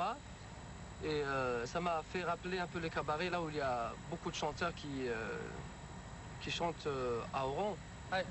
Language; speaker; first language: French; non-native, local second language; Arabic